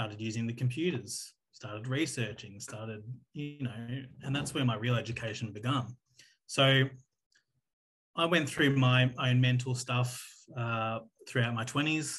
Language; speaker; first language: English; native; English